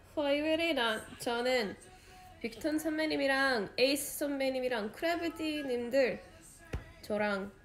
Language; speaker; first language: Korean; non-native, fluent; English